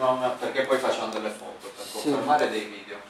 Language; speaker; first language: Italian; native; Italian